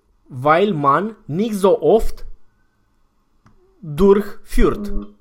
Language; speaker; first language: German; non-native, fluent; Romanian